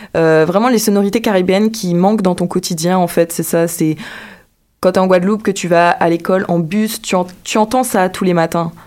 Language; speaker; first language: French; native; French